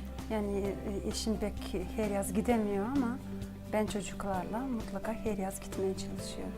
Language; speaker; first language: Turkish; non-native, fluent; Gagauz